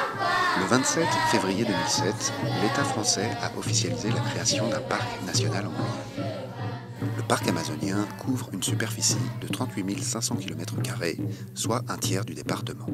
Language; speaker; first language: French; native; French